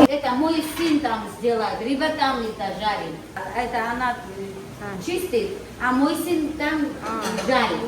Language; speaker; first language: Russian; non-native, fluent; Georgian